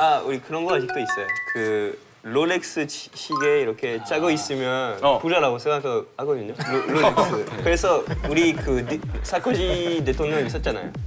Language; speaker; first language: Korean; non-native, fluent; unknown